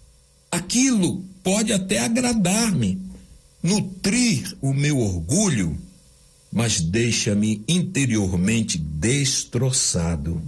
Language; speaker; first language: Portuguese; native; Portuguese